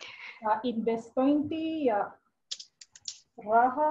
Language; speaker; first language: Finnish; non-native, learner; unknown